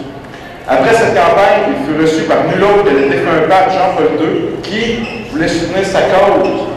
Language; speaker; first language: French; native; French